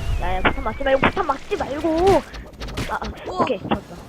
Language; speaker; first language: Korean; native; Korean